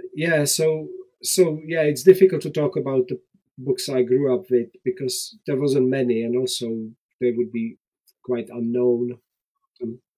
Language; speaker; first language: English; non-native, fluent; Czech